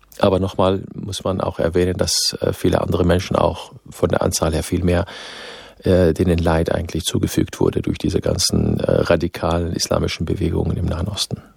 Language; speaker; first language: German; non-native, fluent; Arabic